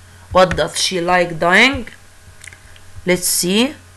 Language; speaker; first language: English; non-native, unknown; Arabic